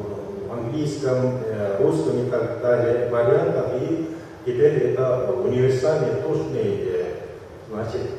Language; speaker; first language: Russian; non-native, local second language; Kyrgyz